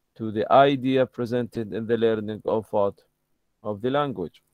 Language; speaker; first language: English; non-native, fluent; Arabic